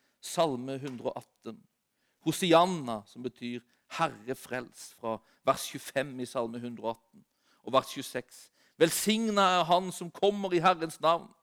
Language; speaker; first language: Norwegian; native; Norwegian